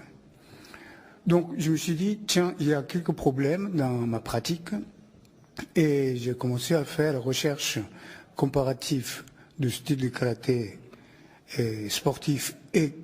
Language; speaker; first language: French; non-native, fluent; Japanese